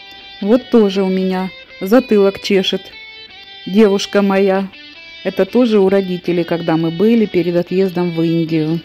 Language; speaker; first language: Russian; native; Russian